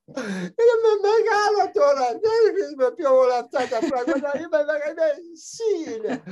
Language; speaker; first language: Greek; non-native, learner; English